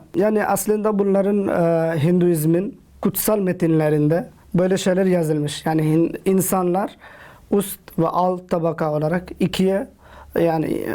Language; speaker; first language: Turkish; non-native, fluent; Urdu